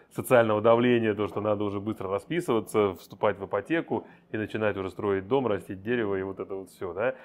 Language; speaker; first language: Russian; native; Russian